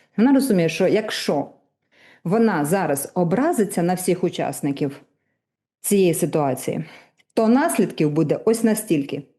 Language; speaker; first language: Ukrainian; non-native, local second language; Russian